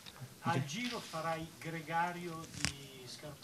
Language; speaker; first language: Italian; native; Italian